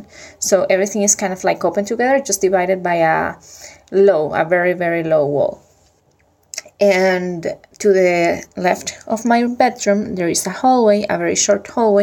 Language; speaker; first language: English; non-native, fluent; Spanish